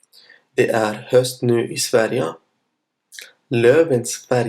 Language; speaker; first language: Swedish; non-native, fluent; Arabic